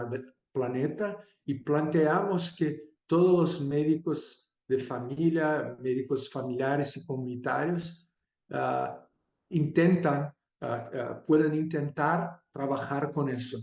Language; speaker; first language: Spanish; non-native, fluent; Portuguese